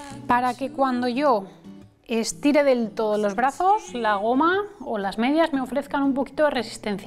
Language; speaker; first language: Spanish; native; Spanish